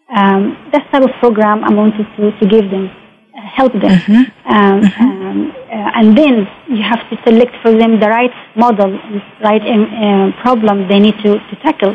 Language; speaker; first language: English; non-native, fluent; Arabic